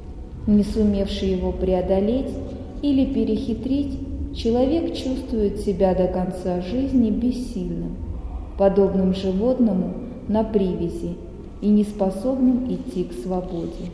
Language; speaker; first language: Russian; native; Russian